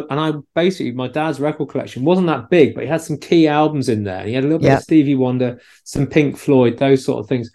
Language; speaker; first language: English; native; English